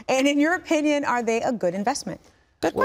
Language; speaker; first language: English; native; English